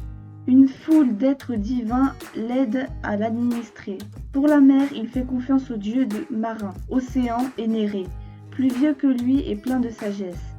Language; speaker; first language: French; native; French